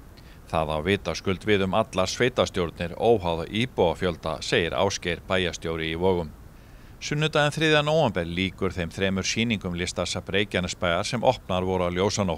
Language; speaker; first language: Icelandic; native; Icelandic